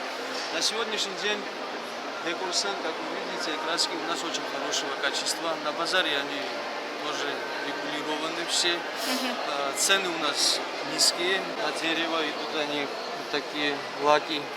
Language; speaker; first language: Russian; non-native, fluent; Georgian